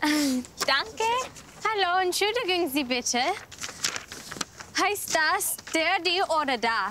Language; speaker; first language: German; non-native, learner; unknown